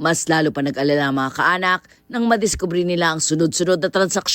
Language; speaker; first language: Filipino; native; Filipino